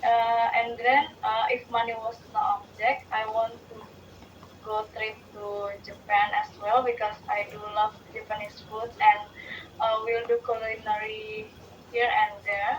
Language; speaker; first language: English; non-native, learner; Indonesian